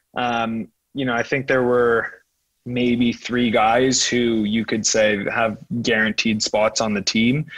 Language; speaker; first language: English; native; English